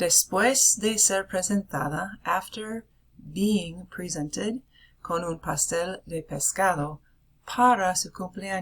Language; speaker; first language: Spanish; non-native, fluent; English